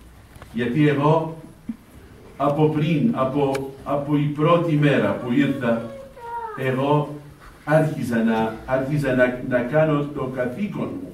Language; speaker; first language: Greek; non-native, fluent; Arabic